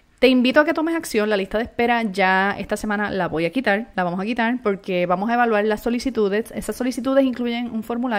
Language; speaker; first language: Spanish; native; Spanish